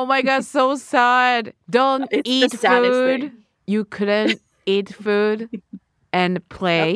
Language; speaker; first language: English; non-native, learner; Japanese